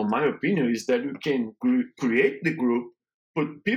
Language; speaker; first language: English; non-native, learner; Portuguese